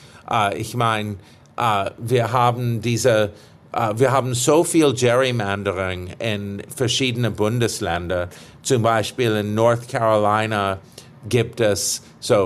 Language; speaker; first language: German; non-native, fluent; English